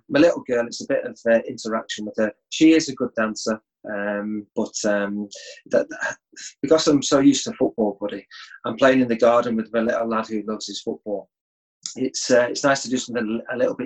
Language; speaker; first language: English; native; English